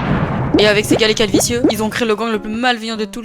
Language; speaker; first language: French; native; French